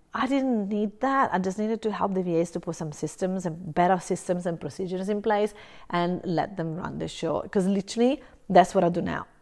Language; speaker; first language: English; non-native, fluent; Italian